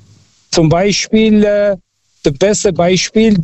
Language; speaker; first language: German; non-native, fluent; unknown